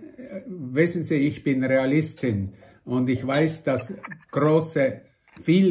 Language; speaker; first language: German; non-native, fluent; Russian